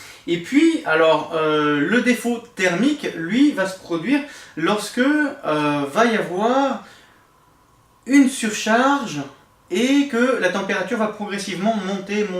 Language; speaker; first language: French; native; French